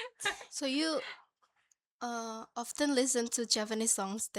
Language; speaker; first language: English; non-native, learner; Indonesian